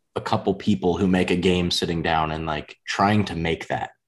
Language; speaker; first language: English; native; English